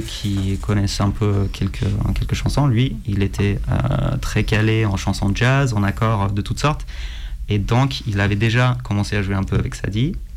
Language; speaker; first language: French; non-native, fluent; English